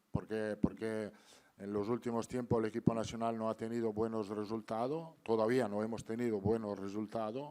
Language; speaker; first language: Spanish; non-native, fluent; Italian